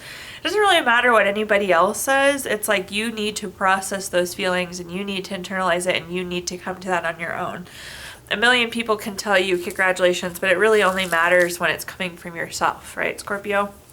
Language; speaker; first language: English; native; English